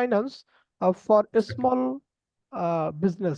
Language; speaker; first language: English; non-native, learner; Bangla